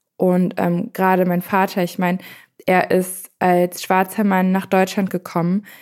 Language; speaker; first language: German; native; German